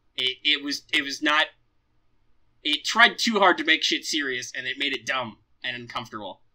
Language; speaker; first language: English; native; English